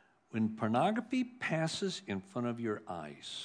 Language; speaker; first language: English; native; English